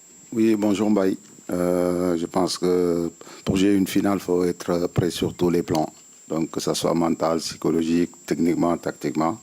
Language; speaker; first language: French; non-native, local second language; Wolof